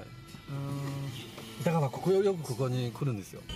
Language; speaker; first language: Japanese; non-native, fluent; Chinese